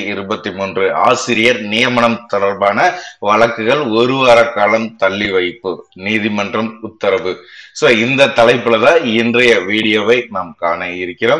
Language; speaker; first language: Tamil; native; Tamil